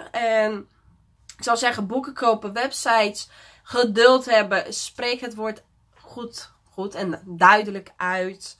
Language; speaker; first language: Dutch; non-native, fluent; Portuguese